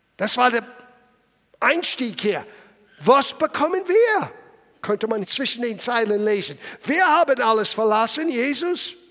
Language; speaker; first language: German; non-native, fluent; English